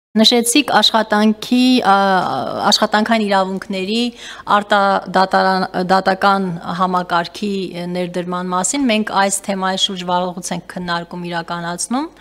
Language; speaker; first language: Armenian; native; Armenian